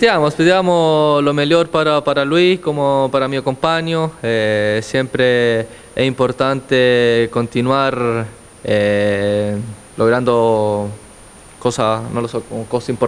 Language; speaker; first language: Italian; non-native, learner; Spanish